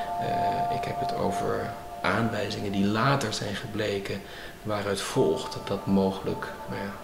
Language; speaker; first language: Dutch; native; Dutch